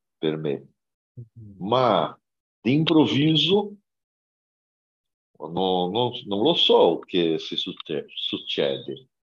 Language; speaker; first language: Italian; non-native, learner; Portuguese